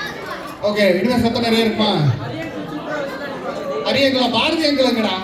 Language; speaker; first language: Tamil; native; Tamil